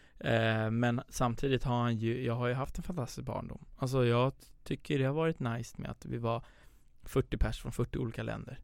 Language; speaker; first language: Swedish; early bilingual, other home language; Persian